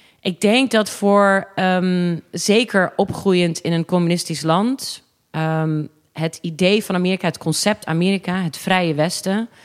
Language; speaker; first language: Dutch; early bilingual, other home language; English